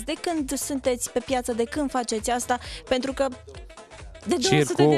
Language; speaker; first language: Romanian; native; Romanian